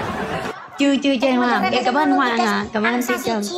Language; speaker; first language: Vietnamese; native; Vietnamese